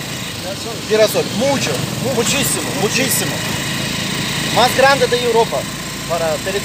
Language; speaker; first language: Spanish; non-native, learner; Russian